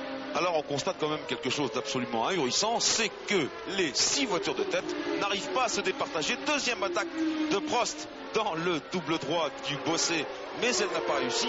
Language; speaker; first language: French; native; French